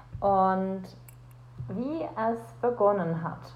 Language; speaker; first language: German; non-native, fluent; Czech